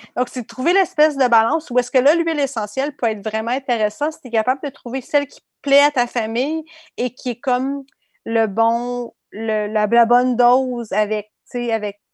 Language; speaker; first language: French; native; French